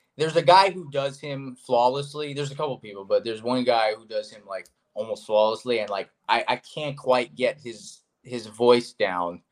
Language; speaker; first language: English; native; English